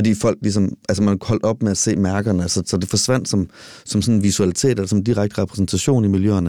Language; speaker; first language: Danish; native; Danish